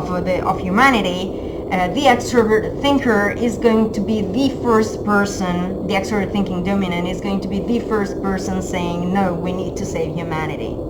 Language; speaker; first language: English; non-native, fluent; Italian